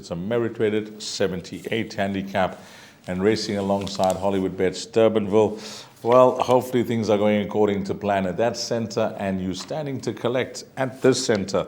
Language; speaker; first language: English; native; English